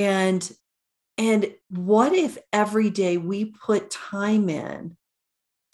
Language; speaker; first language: English; native; English